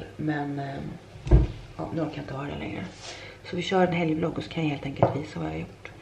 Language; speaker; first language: Swedish; native; Swedish